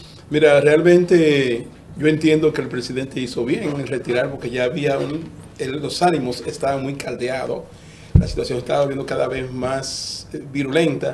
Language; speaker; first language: Spanish; native; Spanish